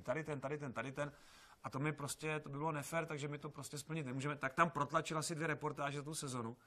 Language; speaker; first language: Czech; native; Czech